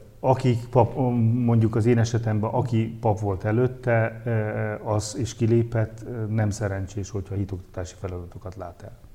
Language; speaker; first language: Hungarian; native; Hungarian